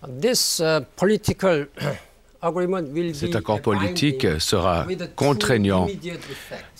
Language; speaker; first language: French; non-native, learner; Korean